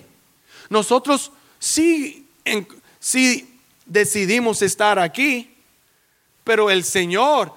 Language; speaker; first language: Spanish; early bilingual, heritage; English